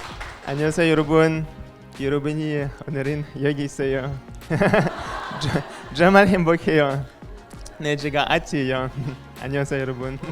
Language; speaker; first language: Korean; non-native, learner; French